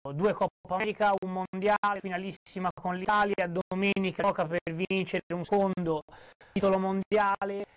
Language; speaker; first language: Italian; native; Italian